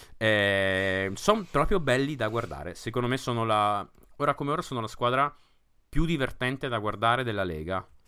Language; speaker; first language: Italian; native; Italian